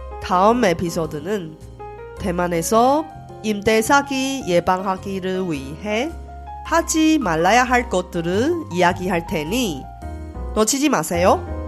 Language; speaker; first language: Korean; non-native, fluent; Chinese